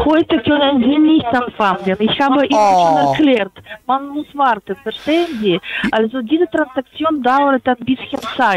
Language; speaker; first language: German; non-native, fluent; Polish